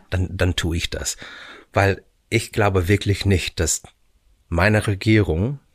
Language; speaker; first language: German; non-native, fluent; English